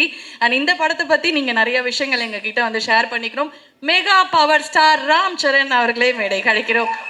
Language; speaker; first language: Tamil; native; Tamil